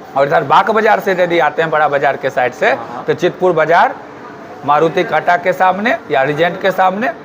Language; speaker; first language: Hindi; native; Hindi